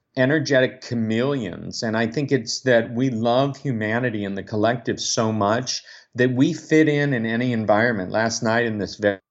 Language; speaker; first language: English; native; English